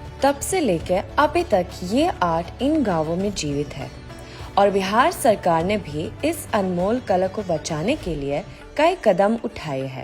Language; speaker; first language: Hindi; native; Hindi